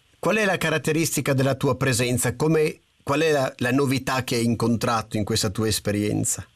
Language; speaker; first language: Italian; native; Italian